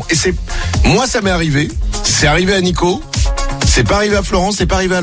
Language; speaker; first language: French; native; French